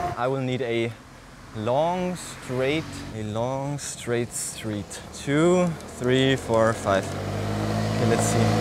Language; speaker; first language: English; non-native, fluent; German